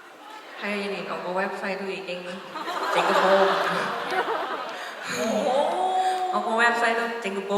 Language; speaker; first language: Cantonese; early bilingual, heritage; Cantonese